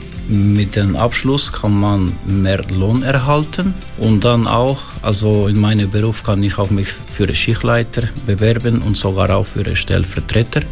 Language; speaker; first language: German; non-native, fluent; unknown